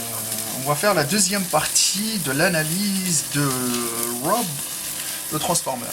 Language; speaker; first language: French; native; French